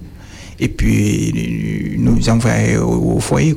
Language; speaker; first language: French; non-native, fluent; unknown